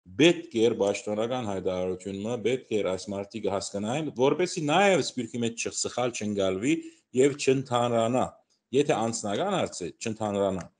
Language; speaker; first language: Armenian; early bilingual, heritage; Armenian